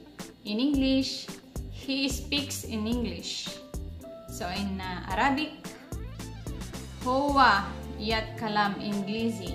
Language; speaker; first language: English; non-native, local second language; Filipino